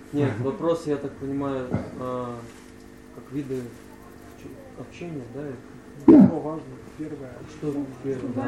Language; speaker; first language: Russian; native; Russian